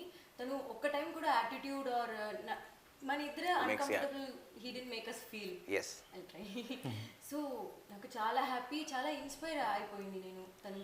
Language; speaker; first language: Telugu; non-native, learner; Tamil